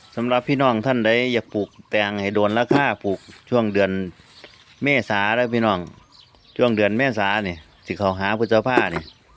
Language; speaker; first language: Thai; native; Thai